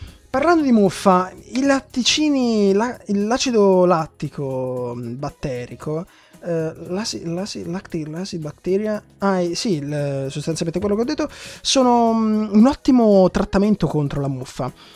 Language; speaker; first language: Italian; native; Italian